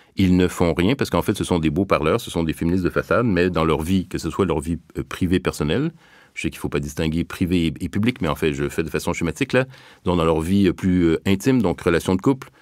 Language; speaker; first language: French; native; French